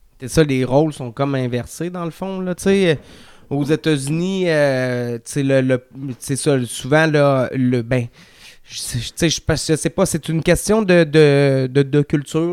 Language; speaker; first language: French; native; French